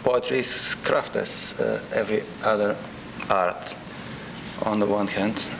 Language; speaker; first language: English; non-native, fluent; Bulgarian